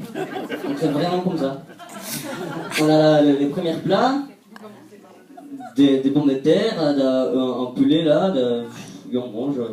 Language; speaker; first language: French; non-native, fluent; Portuguese